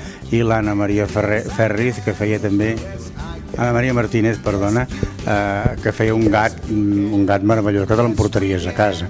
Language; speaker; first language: Catalan; native; Catalan